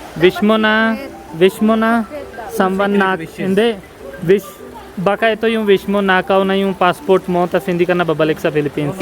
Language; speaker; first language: Filipino; non-native, learner; Punjabi